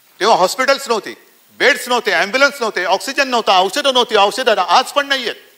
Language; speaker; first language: Marathi; native; Marathi